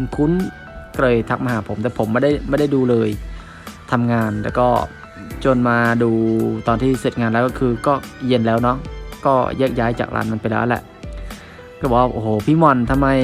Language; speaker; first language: Thai; non-native, fluent; Khmer